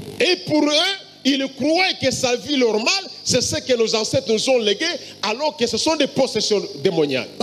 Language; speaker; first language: French; non-native, local second language; Lingala